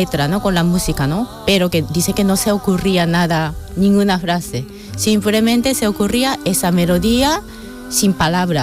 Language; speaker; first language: Spanish; non-native, fluent; Japanese